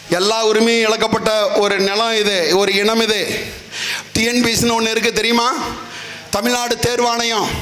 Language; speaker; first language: Tamil; native; Tamil